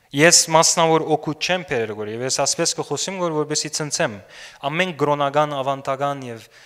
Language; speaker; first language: Armenian; early bilingual, heritage; Armenian